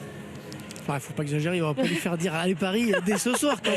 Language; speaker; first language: French; native; French